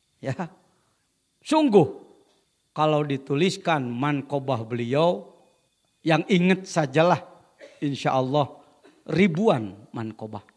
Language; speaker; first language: Indonesian; non-native, local second language; Sundanese